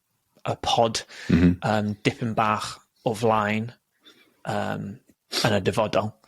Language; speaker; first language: Welsh; non-native, local second language; English